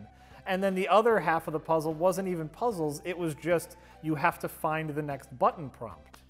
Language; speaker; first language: English; native; English